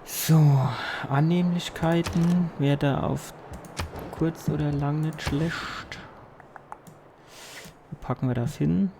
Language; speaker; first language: German; native; German